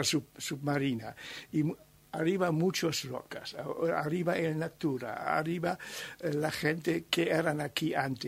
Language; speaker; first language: Spanish; non-native, learner; German